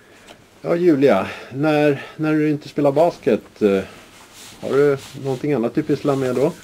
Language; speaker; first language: Swedish; native; Swedish